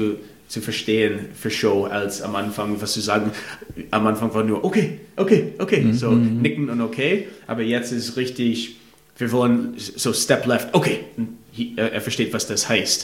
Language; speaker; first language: German; non-native, fluent; English